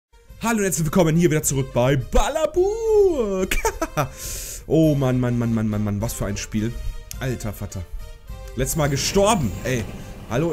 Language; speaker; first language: German; native; German